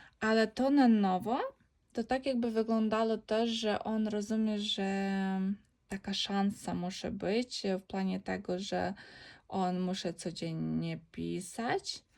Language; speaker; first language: Polish; non-native, learner; Ukrainian